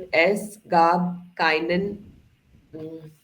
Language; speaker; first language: German; non-native, learner; Hindi